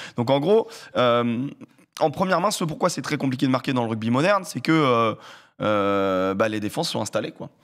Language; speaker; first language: French; native; French